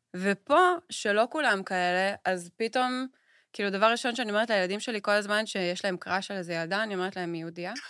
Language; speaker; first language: Hebrew; native; Hebrew